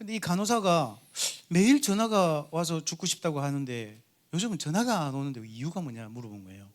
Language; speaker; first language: Korean; native; Korean